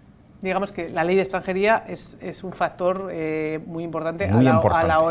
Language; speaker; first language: Spanish; native; Spanish